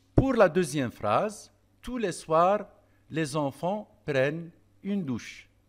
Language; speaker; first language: French; non-native, local second language; Arabic